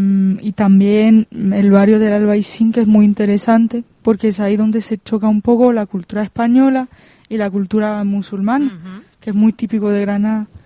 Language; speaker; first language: Spanish; non-native, fluent; French